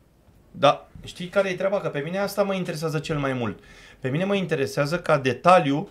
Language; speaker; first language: Romanian; native; Romanian